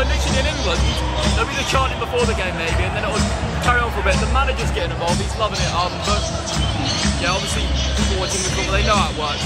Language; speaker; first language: English; native; English